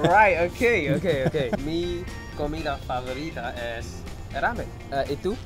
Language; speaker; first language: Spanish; non-native, learner; English